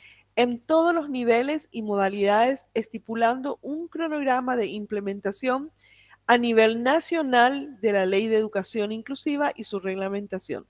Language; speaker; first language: Spanish; native; Spanish